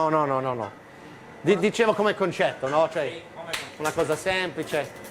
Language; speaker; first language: Italian; non-native, fluent; English